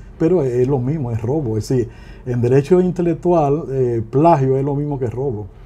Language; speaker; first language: Spanish; native; Spanish